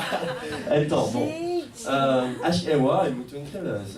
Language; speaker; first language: Portuguese; non-native, fluent; French